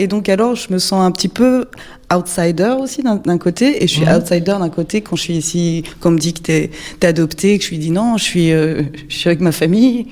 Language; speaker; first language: French; native; French